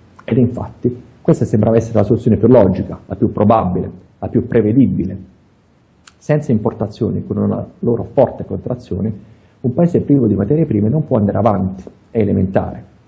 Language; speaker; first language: Italian; native; Italian